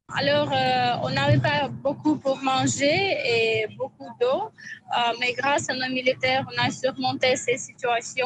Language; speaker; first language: French; non-native, fluent; Russian